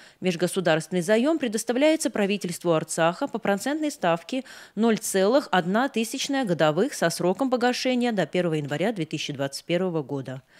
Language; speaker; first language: Russian; non-native, local second language; Armenian